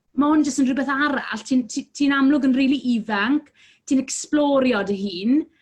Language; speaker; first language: Welsh; native; Welsh